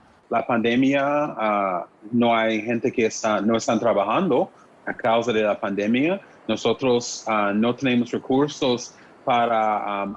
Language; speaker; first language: Spanish; non-native, fluent; English